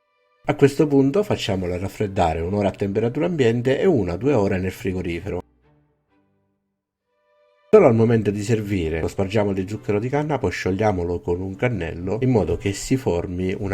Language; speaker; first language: Italian; native; Italian